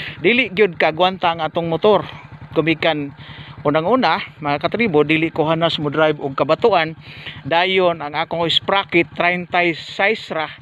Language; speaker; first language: Cebuano; non-native, local second language; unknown